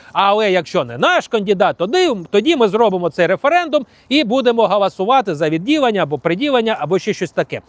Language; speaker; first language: Ukrainian; non-native, local second language; Russian